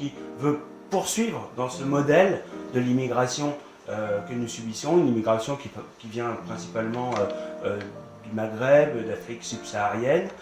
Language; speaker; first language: French; native; French